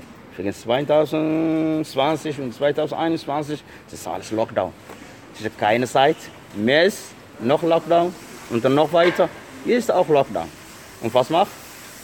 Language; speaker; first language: German; non-native, learner; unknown